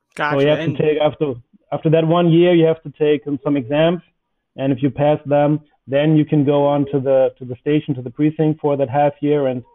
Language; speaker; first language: English; non-native, fluent; German